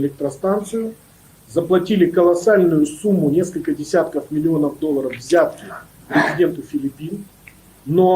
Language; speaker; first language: Russian; native; Russian